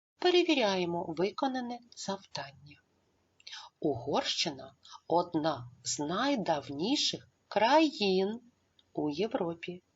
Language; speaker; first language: Ukrainian; native; Ukrainian